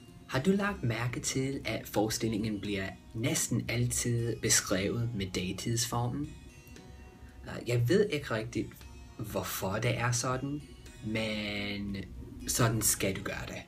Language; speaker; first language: Danish; non-native, fluent; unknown